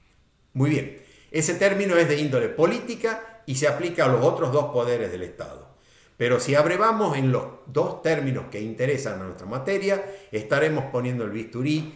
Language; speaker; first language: Spanish; native; Spanish